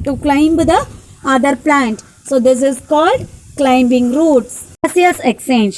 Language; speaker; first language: English; non-native, local second language; Tamil